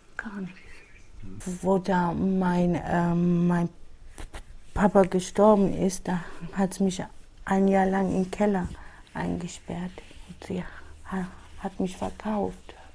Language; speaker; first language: German; early bilingual, other home language; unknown